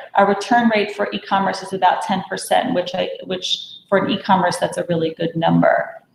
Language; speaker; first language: English; native; English